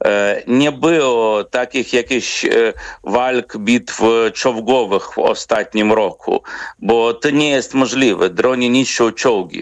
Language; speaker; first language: Polish; non-native, fluent; Ukrainian